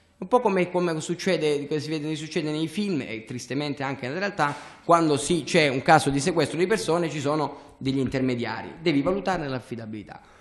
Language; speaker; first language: Italian; native; Italian